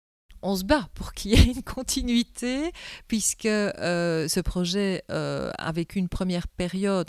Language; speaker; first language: French; native; French